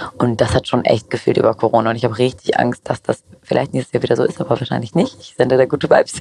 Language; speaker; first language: German; early bilingual, other home language; Greek